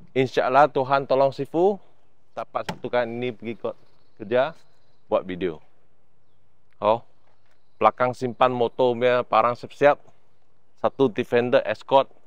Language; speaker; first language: Malay; non-native, local second language; Chinese